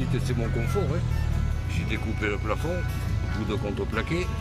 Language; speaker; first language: French; native; French